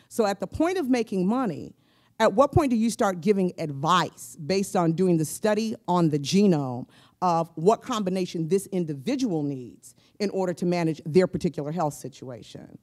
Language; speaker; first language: English; native; English